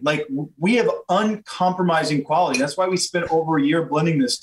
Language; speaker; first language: English; native; English